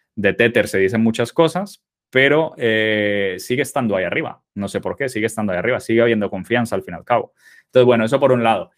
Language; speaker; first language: Spanish; native; Spanish